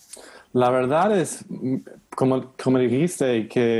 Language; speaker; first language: Spanish; non-native, learner; English